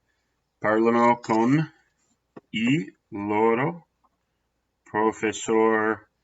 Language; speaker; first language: Italian; non-native, fluent; English